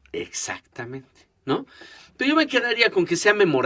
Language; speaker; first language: Spanish; native; Spanish